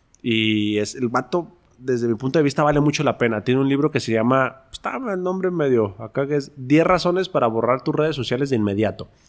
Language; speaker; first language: Spanish; native; Spanish